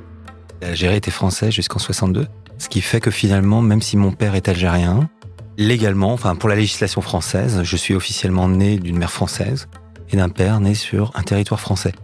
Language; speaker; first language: French; native; French